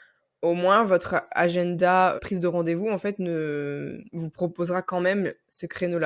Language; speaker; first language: French; native; French